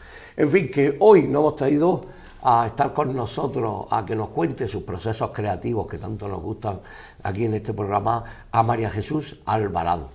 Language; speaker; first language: Spanish; native; Spanish